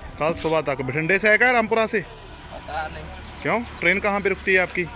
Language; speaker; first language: Hindi; non-native, local second language; Punjabi